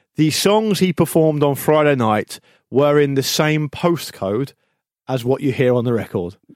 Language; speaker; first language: English; native; English